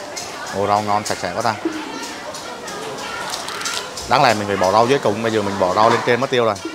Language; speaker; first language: Vietnamese; native; Vietnamese